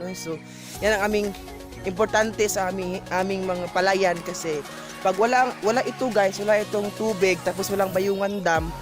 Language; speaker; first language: Filipino; non-native, local second language; Cebuano